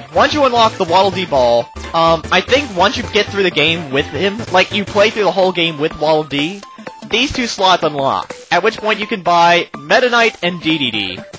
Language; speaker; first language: English; native; English